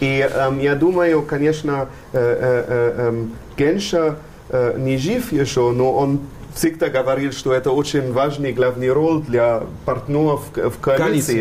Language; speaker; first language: Russian; non-native, fluent; German